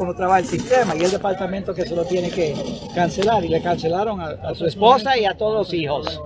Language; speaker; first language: Spanish; non-native, fluent; English